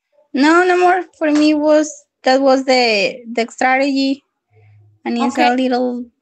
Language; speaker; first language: English; non-native, learner; Spanish